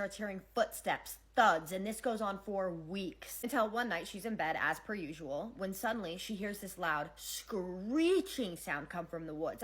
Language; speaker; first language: English; native; English